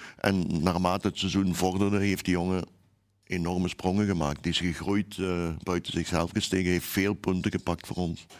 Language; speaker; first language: Dutch; native; Dutch